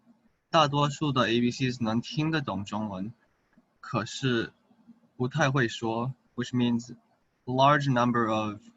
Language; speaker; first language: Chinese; early bilingual, heritage; English